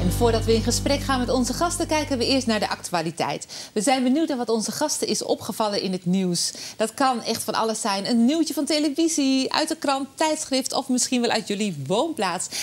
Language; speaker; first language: Dutch; native; Dutch